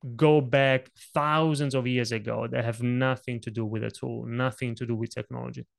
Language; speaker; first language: English; non-native, fluent; Italian